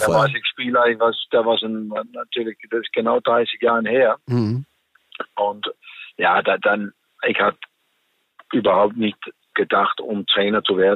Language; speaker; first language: German; non-native, fluent; Danish